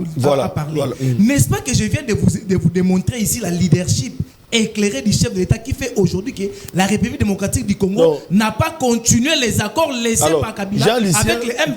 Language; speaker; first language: French; non-native, local second language; Lingala